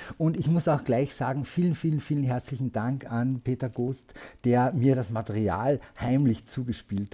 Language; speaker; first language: German; native; German